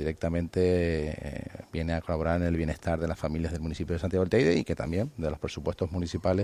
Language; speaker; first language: Spanish; native; Spanish